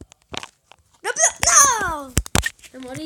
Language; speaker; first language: Spanish; native; Spanish